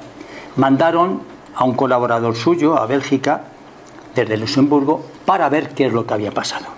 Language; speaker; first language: Spanish; native; Spanish